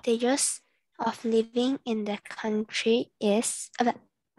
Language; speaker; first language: English; non-native, learner; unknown